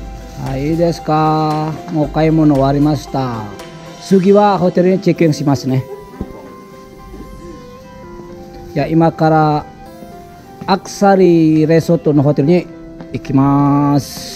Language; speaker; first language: Japanese; non-native, fluent; Indonesian